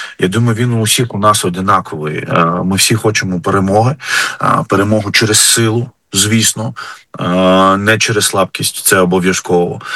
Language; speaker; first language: Ukrainian; non-native, fluent; Arabic